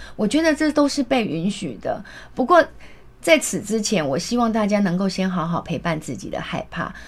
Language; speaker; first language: Chinese; native; Chinese